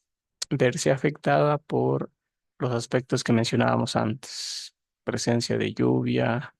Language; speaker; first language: Spanish; native; Spanish